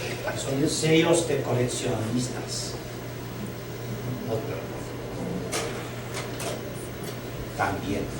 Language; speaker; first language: Spanish; non-native, learner; Chinese